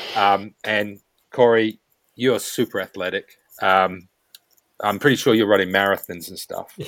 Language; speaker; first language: English; native; English